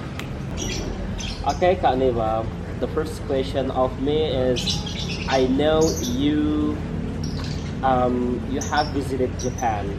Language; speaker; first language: English; non-native, fluent; Indonesian